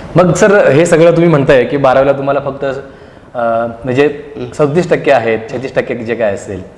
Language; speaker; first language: Marathi; native; Marathi